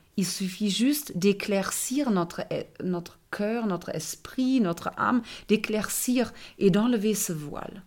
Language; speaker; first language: French; non-native, fluent; German